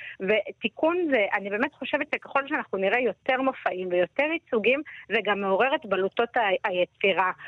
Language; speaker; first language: Hebrew; native; Hebrew